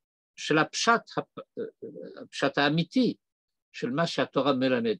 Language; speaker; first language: Hebrew; non-native, fluent; French